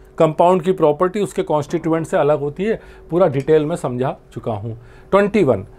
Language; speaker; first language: Hindi; non-native, local second language; Gujarati